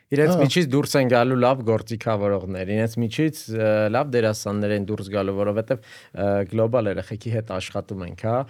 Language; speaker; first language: Armenian; native; Armenian